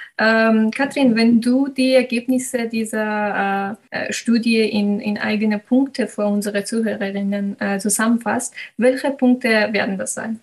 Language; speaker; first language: German; non-native, fluent; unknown